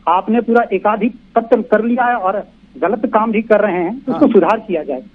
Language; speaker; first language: Hindi; native; Hindi